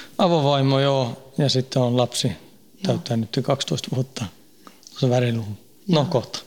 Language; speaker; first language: Finnish; early bilingual, heritage; Finnish